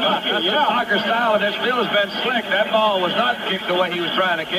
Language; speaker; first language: English; native; English